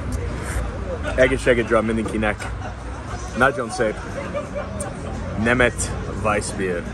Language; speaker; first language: Hungarian; non-native, learner; English